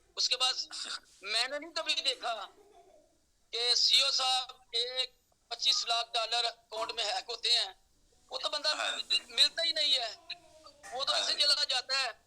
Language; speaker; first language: Urdu; non-native, local second language; Punjabi